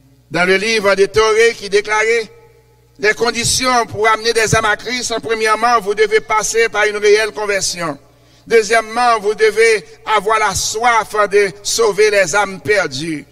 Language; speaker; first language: French; native; French